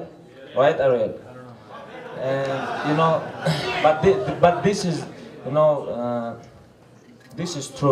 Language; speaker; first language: English; non-native, learner; Russian